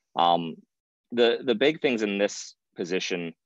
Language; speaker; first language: English; native; English